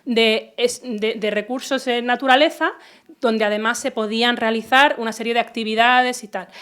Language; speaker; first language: Spanish; native; Spanish